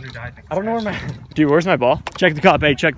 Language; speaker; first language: English; native; English